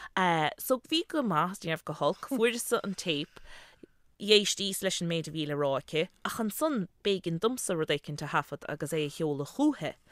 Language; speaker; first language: Irish; native; Irish